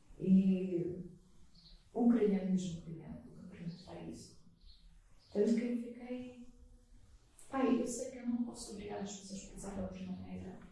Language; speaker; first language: Portuguese; non-native, fluent; Russian